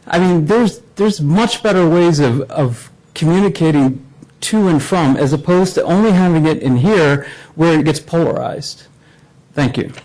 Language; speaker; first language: English; native; English